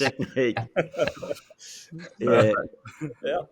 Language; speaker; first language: English; native; English